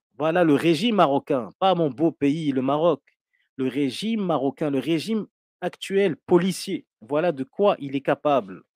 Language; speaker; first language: French; non-native, local second language; Arabic